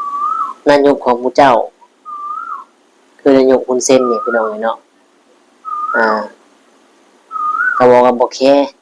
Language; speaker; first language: Thai; non-native, local second language; Northeastern Thai